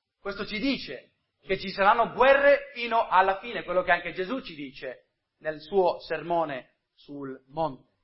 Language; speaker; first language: Italian; non-native, fluent; English